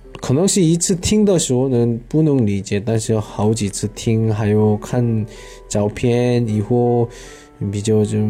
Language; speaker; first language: Chinese; non-native, learner; Korean